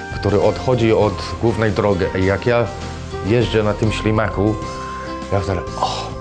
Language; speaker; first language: Polish; non-native, fluent; English